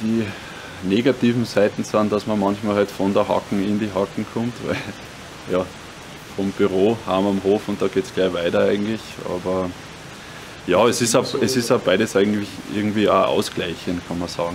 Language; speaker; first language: German; native; German